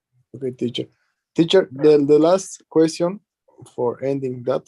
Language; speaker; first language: English; non-native, learner; Spanish